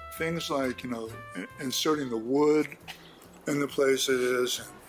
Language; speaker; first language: English; native; English